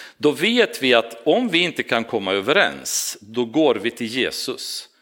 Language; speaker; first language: Swedish; non-native, fluent; Romanian